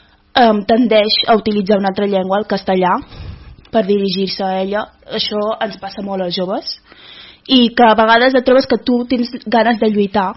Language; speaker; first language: Catalan; early bilingual, other home language; Wolof